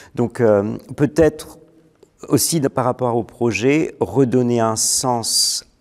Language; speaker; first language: French; non-native, local second language; Malagasy